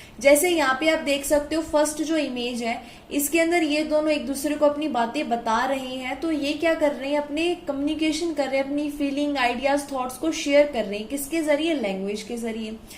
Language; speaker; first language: Hindi; native; Hindi